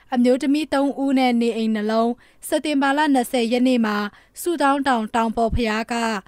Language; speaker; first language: Burmese; non-native, local second language; Shan